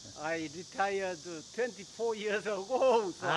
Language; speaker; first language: English; non-native, learner; Korean